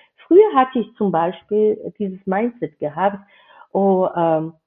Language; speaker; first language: German; non-native, fluent; Georgian